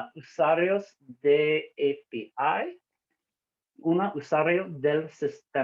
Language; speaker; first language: Spanish; non-native, learner; English